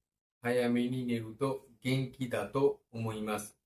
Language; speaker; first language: Japanese; non-native, learner; Bangla